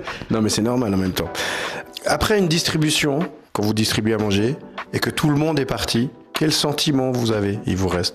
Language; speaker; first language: French; native; French